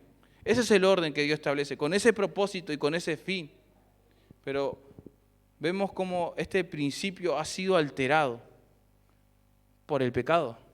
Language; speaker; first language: Spanish; native; Spanish